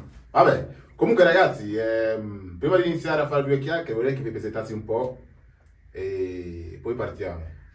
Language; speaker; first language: Italian; native; Italian